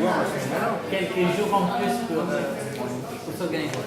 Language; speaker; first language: French; non-native, learner; Italian